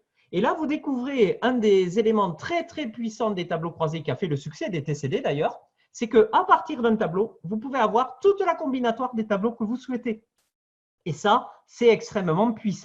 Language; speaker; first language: French; native; French